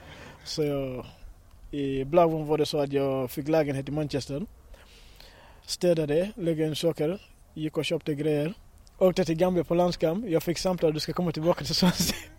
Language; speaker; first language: Swedish; early bilingual, other home language; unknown